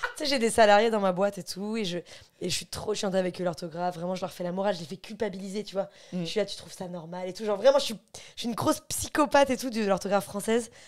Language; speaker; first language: French; native; French